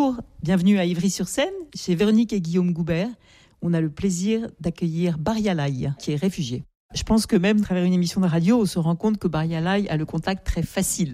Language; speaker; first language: French; native; French